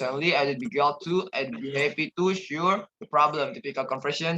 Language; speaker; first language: English; non-native, learner; Indonesian